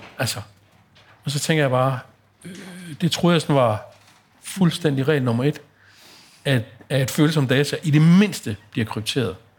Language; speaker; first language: Danish; native; Danish